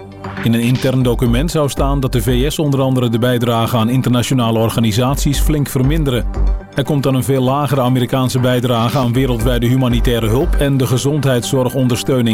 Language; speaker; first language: Dutch; native; Dutch